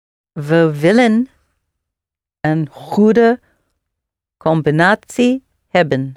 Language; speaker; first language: Dutch; non-native, learner; English